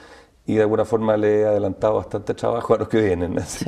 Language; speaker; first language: Spanish; native; Spanish